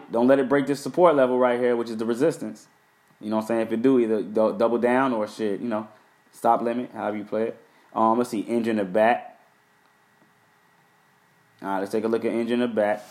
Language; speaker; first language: English; native; English